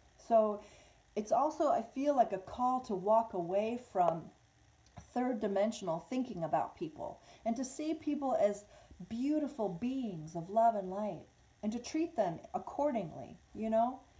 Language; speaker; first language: English; native; English